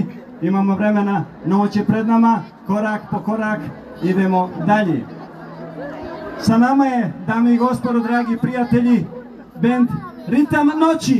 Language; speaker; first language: Bosnian; native; Bosnian